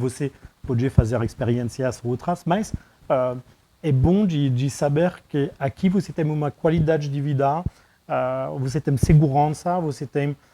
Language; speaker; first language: Portuguese; non-native, fluent; French